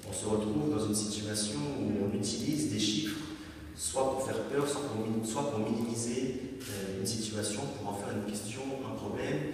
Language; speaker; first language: French; native; French